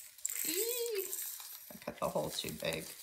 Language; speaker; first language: English; native; English